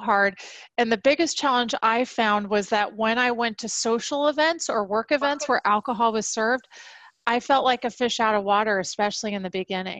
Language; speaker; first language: English; native; English